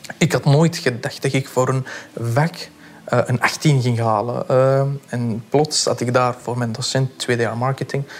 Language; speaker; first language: Dutch; early bilingual, other home language; Pashto